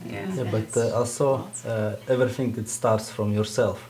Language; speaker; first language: English; non-native, fluent; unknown